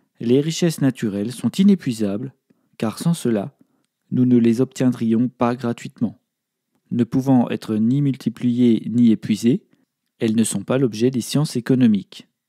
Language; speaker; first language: French; native; French